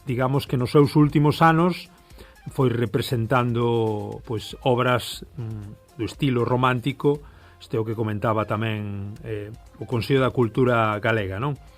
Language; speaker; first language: Galician; native; Galician